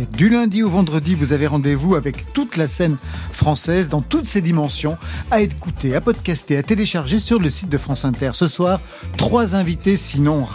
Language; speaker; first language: French; native; French